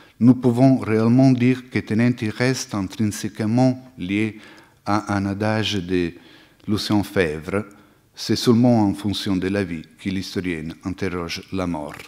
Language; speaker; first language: French; non-native, fluent; Italian